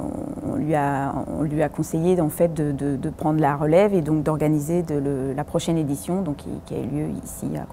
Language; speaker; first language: French; native; French